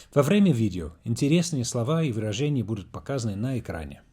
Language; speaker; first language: Russian; non-native, fluent; English